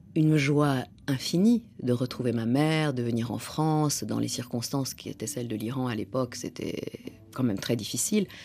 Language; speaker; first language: French; non-native, fluent; Persian